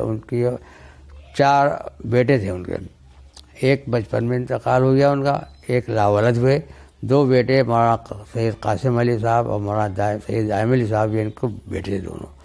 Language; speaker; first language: Urdu; native; Urdu